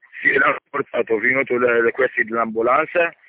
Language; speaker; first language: Italian; non-native, learner; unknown